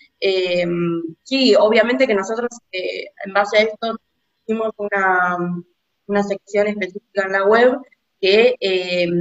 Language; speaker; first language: Spanish; native; Spanish